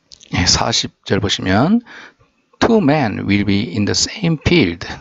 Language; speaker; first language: English; non-native, fluent; Korean